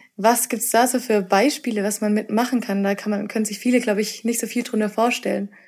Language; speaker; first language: German; native; German